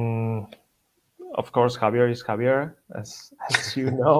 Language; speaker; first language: English; non-native, fluent; Spanish